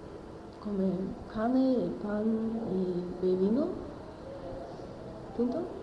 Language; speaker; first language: Spanish; non-native, learner; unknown